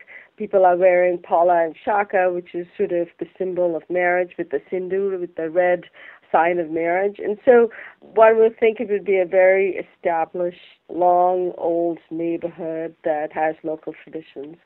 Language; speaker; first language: English; non-native, local second language; Bangla